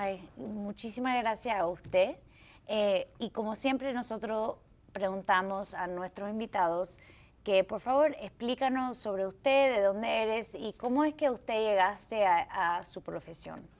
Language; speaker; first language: Spanish; early bilingual, heritage; English